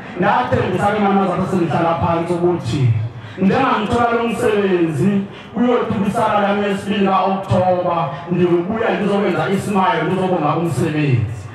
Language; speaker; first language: Zulu; non-native, local second language; Xhosa